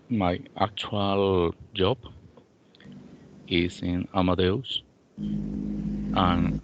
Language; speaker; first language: English; non-native, learner; Spanish